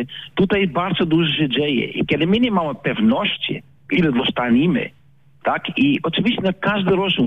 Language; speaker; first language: Polish; non-native, learner; Dutch